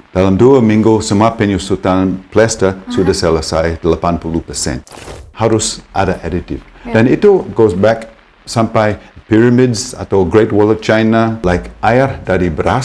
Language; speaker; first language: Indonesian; non-native, fluent; English